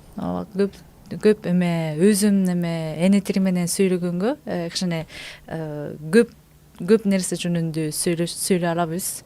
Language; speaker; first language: Kyrgyz; non-native, learner; Japanese